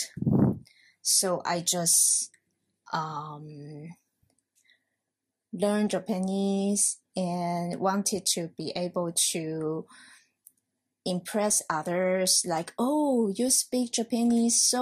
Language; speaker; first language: English; non-native, fluent; Chinese